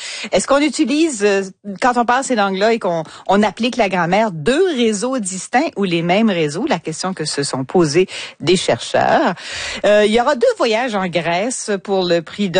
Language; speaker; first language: French; native; French